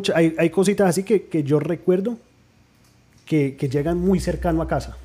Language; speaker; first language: Spanish; early bilingual, heritage; Spanish